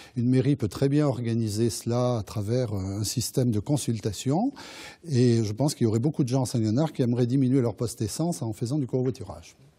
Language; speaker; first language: French; native; French